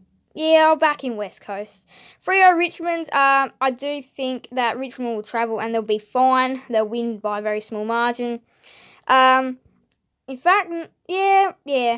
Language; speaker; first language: English; native; English